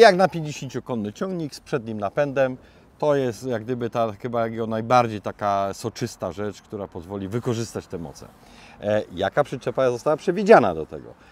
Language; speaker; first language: Polish; native; Polish